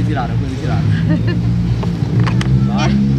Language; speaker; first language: Italian; native; Italian